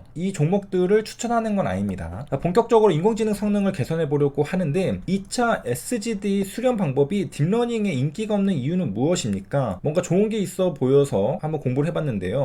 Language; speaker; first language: Korean; native; Korean